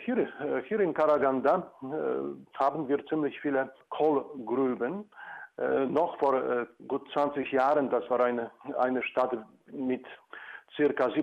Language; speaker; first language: German; non-native, fluent; Polish